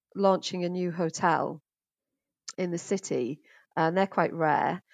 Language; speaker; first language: English; native; English